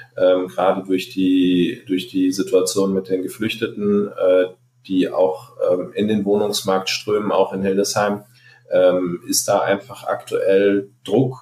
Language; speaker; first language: German; non-native, fluent; Arabic